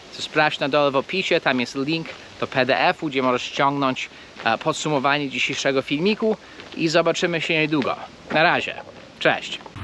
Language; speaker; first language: Polish; non-native, fluent; English